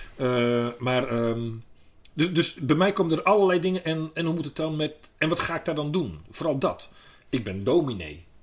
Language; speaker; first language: Dutch; native; Dutch